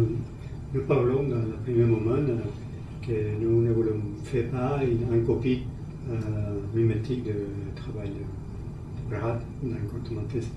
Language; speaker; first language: French; non-native, learner; Spanish